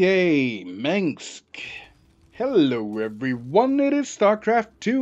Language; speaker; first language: English; native; English